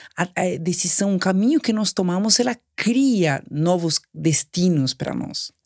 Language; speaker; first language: Portuguese; non-native, fluent; Spanish